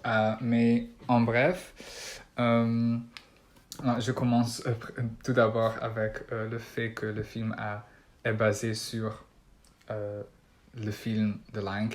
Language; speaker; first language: French; non-native, learner; Dutch